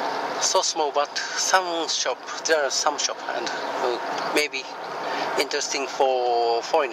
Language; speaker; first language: English; non-native, learner; Japanese